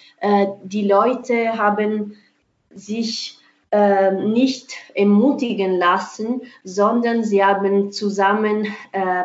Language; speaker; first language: German; non-native, fluent; Italian